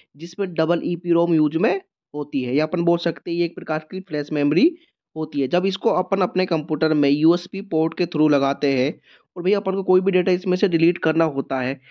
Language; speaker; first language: Hindi; native; Hindi